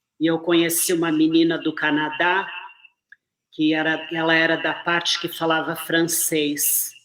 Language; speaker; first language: Portuguese; native; Portuguese